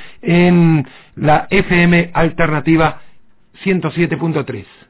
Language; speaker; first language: Spanish; native; Spanish